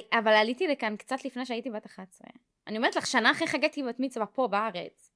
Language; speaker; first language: Hebrew; early bilingual, heritage; Hebrew